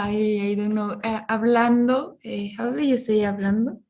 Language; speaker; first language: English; non-native, learner; Spanish